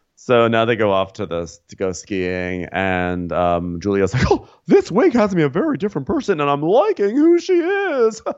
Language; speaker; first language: English; native; English